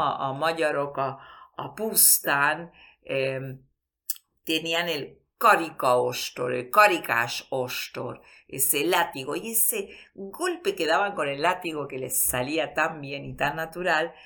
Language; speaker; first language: Spanish; early bilingual, heritage; Spanish